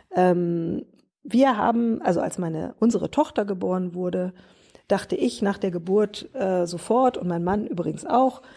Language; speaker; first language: German; native; German